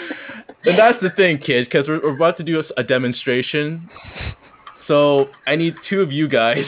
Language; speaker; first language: English; native; English